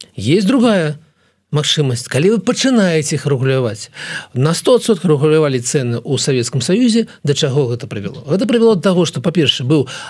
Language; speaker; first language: Belarusian; native; Belarusian